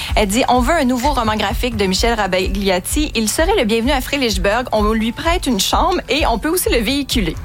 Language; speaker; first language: French; native; French